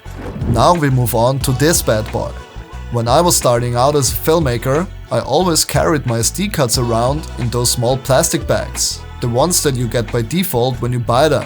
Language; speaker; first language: English; non-native, fluent; German